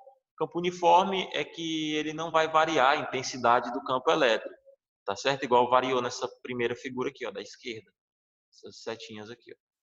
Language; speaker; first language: Portuguese; native; Portuguese